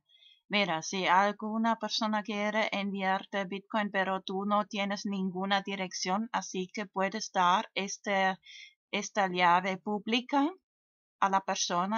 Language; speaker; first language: Spanish; non-native, fluent; German